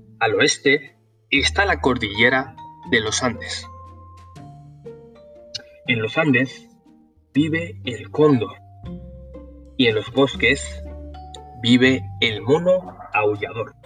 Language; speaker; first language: Spanish; non-native, learner; Norwegian